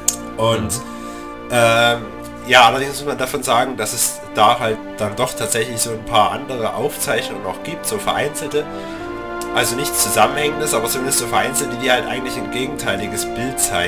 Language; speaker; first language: German; native; German